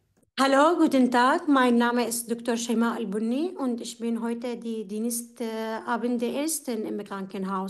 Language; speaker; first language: German; non-native, fluent; Arabic